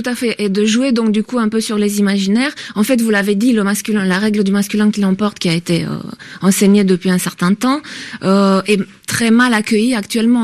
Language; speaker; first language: French; native; French